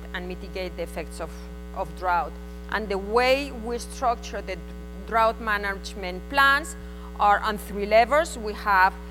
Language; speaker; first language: English; non-native, fluent; Spanish